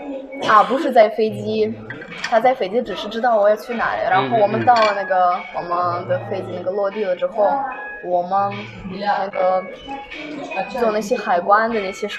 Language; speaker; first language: Chinese; non-native, fluent; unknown